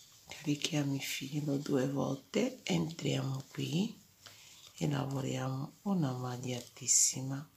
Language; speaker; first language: Italian; non-native, fluent; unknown